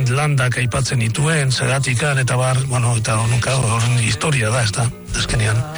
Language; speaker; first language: Basque; non-native, local second language; Spanish